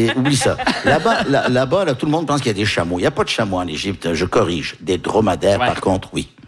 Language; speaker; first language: French; early bilingual, heritage; French